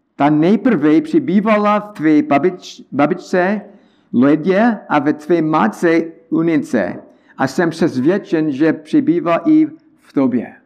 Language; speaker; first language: Czech; non-native, learner; English